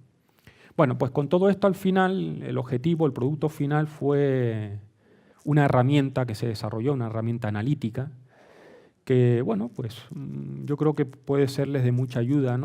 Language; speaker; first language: Spanish; native; Spanish